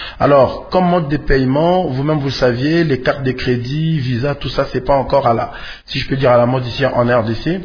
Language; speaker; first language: French; non-native, local second language; Lingala